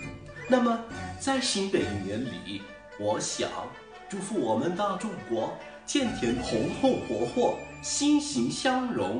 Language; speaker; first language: Chinese; non-native, fluent; Arabic